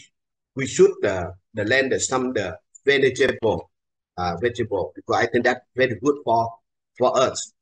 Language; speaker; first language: English; non-native, learner; Vietnamese